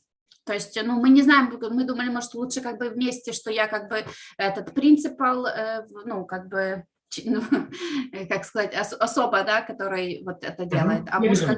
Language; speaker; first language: Russian; native; Russian